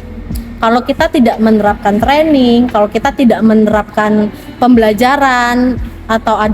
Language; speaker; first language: Indonesian; native; Indonesian